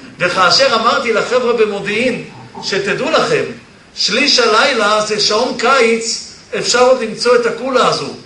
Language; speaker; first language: Hebrew; early bilingual, other home language; Polish